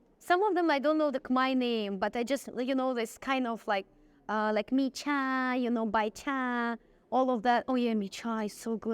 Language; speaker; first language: English; non-native, fluent; Russian